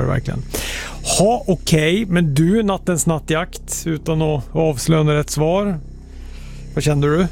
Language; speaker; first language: Swedish; native; Swedish